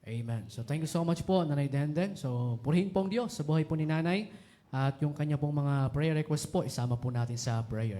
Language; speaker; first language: Filipino; native; Filipino